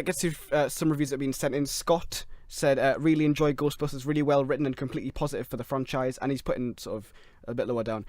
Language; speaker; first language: English; native; English